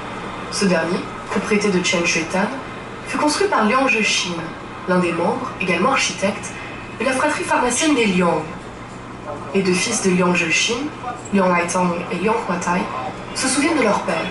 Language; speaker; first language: French; native; French